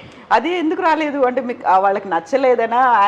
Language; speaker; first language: Telugu; native; Telugu